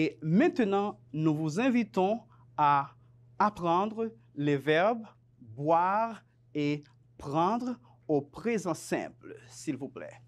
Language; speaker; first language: French; non-native, fluent; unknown